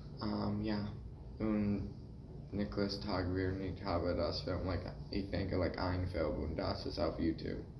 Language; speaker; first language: German; non-native, learner; English